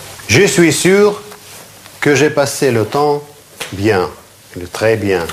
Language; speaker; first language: French; non-native, fluent; Russian